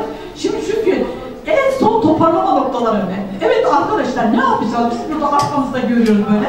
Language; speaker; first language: Turkish; native; Turkish